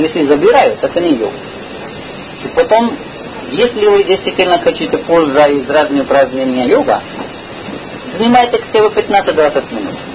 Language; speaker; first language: Russian; non-native, learner; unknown